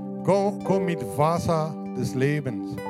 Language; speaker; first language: German; non-native, fluent; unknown